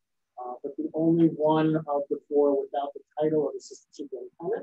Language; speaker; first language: English; native; English